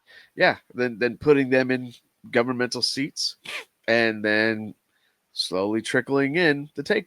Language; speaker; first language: English; native; English